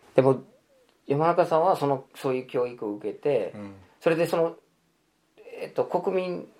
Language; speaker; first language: Japanese; non-native, fluent; English